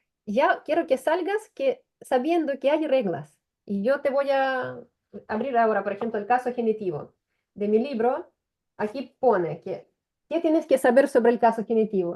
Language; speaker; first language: Spanish; non-native, fluent; Ukrainian